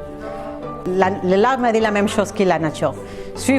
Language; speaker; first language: French; non-native, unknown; Spanish